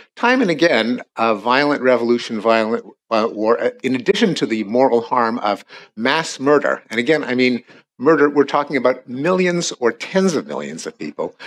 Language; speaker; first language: English; native; English